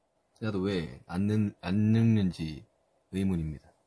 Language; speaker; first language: Korean; native; Korean